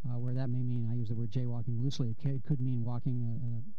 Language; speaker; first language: English; native; English